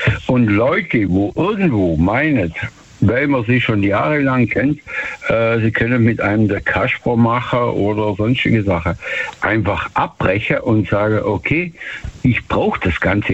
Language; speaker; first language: German; native; German